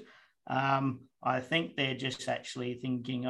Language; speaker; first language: English; native; English